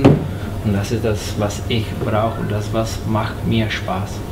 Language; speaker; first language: German; non-native, fluent; Czech